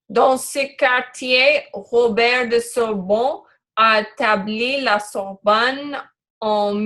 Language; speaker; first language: French; non-native, learner; English